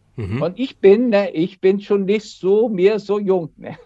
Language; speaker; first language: German; non-native, learner; Portuguese